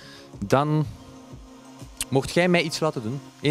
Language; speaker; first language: Dutch; native; Dutch